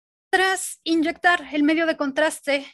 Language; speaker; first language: Spanish; native; Spanish